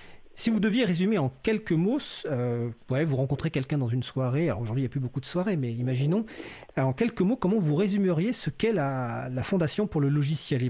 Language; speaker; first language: French; native; French